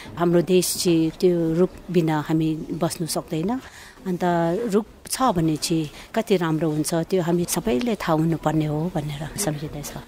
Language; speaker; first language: Nepali; non-native, local second language; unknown